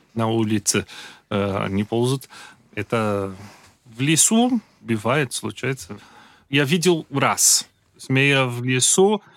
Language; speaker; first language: Russian; non-native, learner; Portuguese